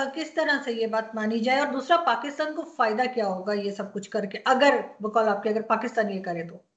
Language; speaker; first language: Urdu; native; Urdu